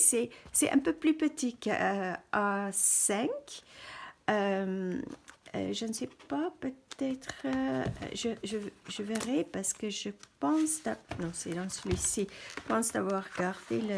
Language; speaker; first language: French; non-native, fluent; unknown